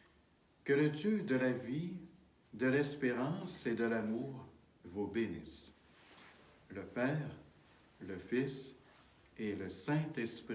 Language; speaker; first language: French; native; French